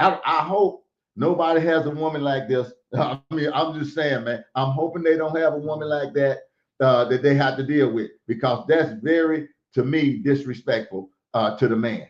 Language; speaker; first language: English; native; English